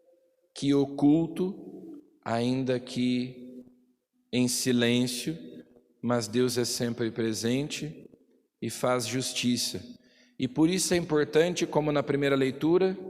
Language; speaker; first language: Portuguese; native; Portuguese